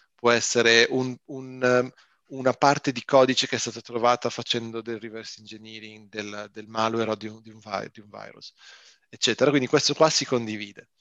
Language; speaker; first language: Italian; native; Italian